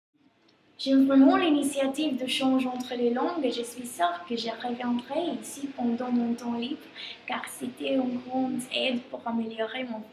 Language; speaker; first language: French; non-native, learner; English